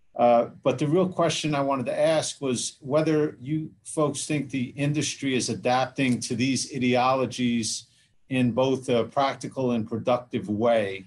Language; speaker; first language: English; native; English